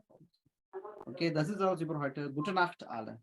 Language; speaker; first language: German; non-native, fluent; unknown